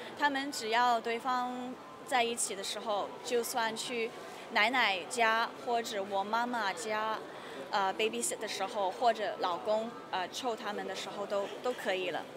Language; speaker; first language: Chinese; early bilingual, heritage; Cantonese